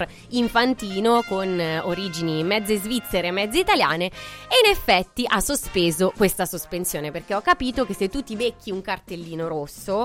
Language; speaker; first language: Italian; native; Italian